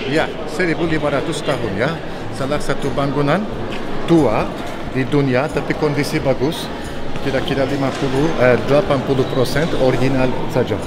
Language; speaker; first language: Indonesian; non-native, fluent; Turkish